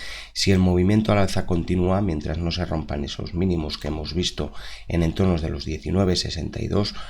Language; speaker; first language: Spanish; native; Spanish